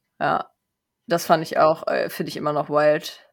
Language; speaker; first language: German; native; German